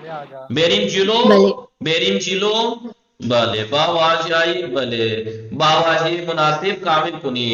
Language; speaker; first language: Persian; non-native, fluent; Urdu